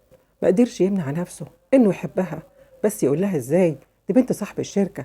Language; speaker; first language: Arabic; native; Arabic